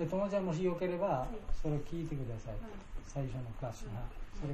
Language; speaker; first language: Japanese; non-native, learner; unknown